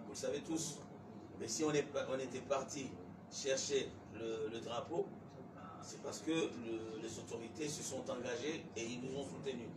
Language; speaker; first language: French; non-native, local second language; Comorian